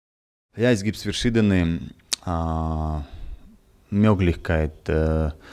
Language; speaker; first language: German; non-native, learner; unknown